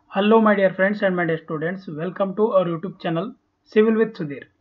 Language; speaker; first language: English; non-native, local second language; Kannada